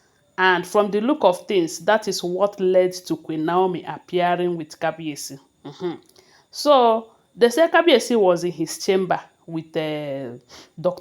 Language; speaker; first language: English; non-native, local second language; Yoruba